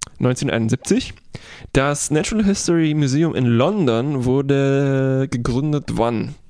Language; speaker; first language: German; non-native, fluent; Polish